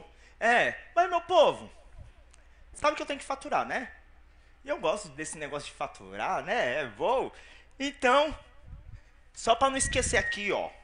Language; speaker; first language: Portuguese; native; Portuguese